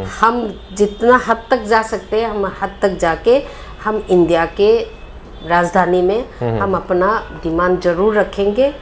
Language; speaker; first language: Hindi; non-native, local second language; Manipuri